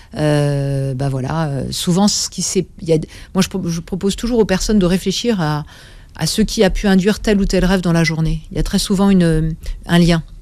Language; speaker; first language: French; native; French